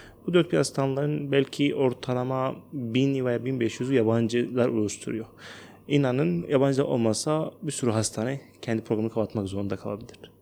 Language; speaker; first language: Turkish; non-native, fluent; Arabic